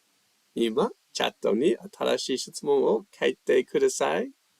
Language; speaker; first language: Japanese; non-native, fluent; English